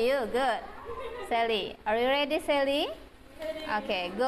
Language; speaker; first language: English; non-native, fluent; Indonesian